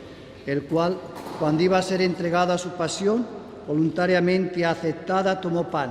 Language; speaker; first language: Spanish; native; Spanish